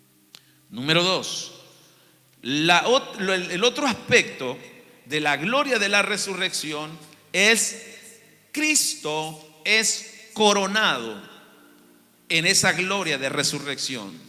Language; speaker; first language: Spanish; native; Spanish